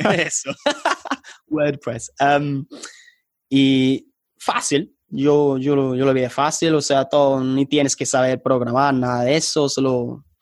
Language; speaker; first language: Spanish; non-native, fluent; English